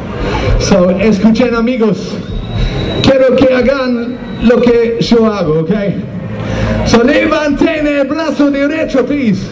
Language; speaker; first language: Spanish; non-native, learner; German